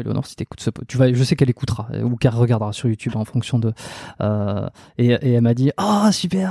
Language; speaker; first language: French; native; French